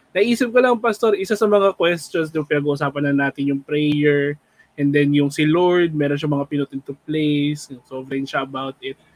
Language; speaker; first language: Filipino; native; Filipino